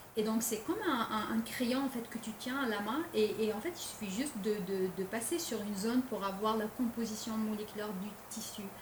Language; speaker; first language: French; non-native, local second language; Arabic